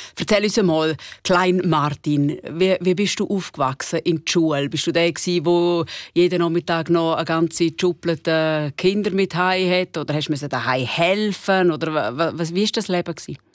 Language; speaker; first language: German; native; German